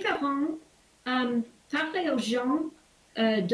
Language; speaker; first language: French; non-native, learner; English